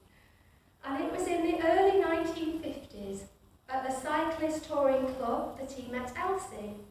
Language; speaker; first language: English; native; English